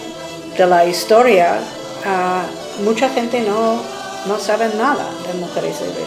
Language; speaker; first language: Spanish; non-native, fluent; English